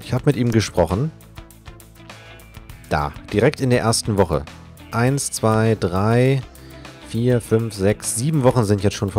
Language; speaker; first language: German; native; German